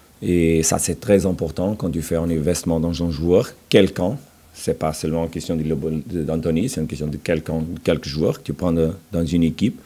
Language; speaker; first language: French; non-native, fluent; Portuguese